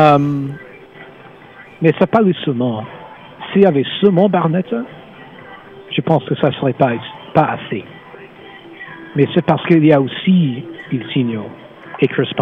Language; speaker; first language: French; non-native, fluent; English